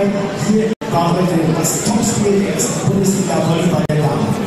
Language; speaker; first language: German; native; German